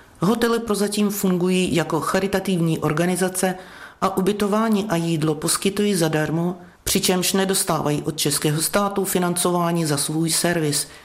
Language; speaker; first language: Czech; non-native, fluent; Ukrainian